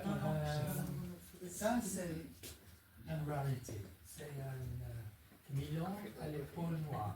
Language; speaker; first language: French; non-native, fluent; English